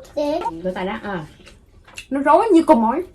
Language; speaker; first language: Vietnamese; native; Vietnamese